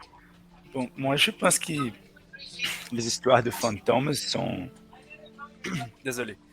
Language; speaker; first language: French; non-native, learner; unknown